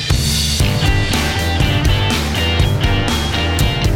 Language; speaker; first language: English; native; English